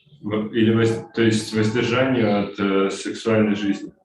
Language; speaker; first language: Russian; native; Russian